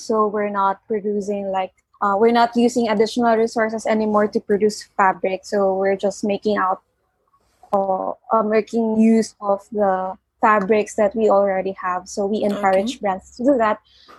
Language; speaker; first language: English; non-native, local second language; Filipino